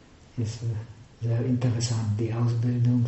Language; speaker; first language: German; non-native, fluent; Czech